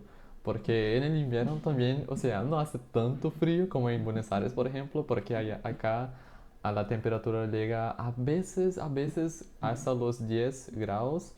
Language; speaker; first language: Spanish; non-native, fluent; Portuguese